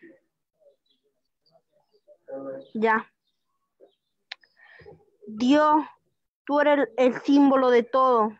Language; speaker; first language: Spanish; native; Spanish